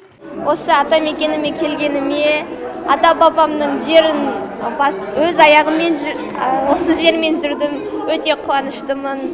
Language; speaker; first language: Kazakh; early bilingual, heritage; Kazakh